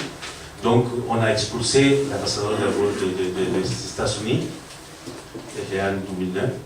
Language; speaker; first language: French; non-native, learner; Spanish